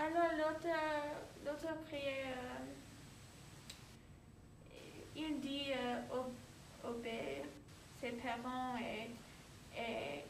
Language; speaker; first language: French; non-native, learner; English